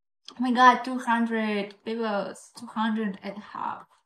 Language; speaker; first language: English; non-native, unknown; Russian